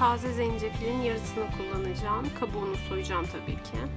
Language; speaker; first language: Turkish; native; Turkish